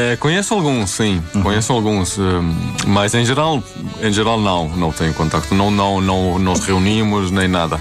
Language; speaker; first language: Portuguese; non-native, fluent; Swedish